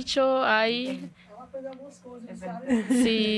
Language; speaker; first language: Portuguese; non-native, learner; Spanish